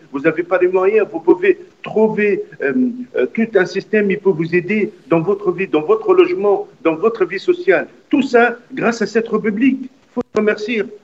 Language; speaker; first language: French; non-native, local second language; Arabic